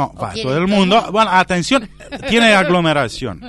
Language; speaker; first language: Spanish; non-native, fluent; Romanian